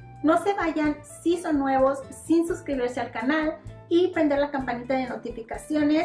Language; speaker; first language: Spanish; native; Spanish